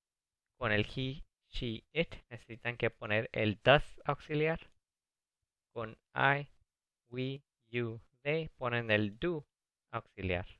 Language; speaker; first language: Spanish; early bilingual, other home language; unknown